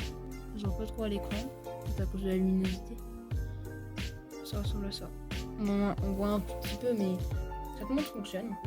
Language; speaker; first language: French; native; French